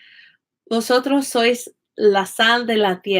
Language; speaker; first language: Spanish; non-native, fluent; English